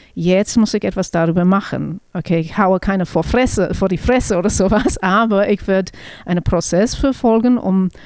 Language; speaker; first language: German; non-native, fluent; English